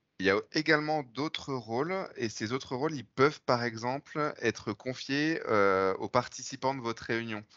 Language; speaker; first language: French; native; French